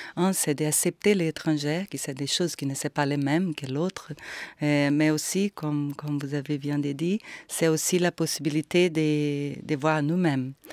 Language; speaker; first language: French; non-native, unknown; Portuguese